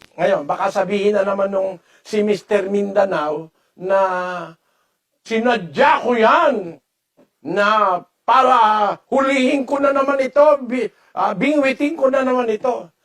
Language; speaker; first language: Filipino; native; Filipino